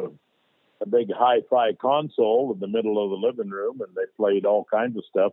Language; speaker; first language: English; native; English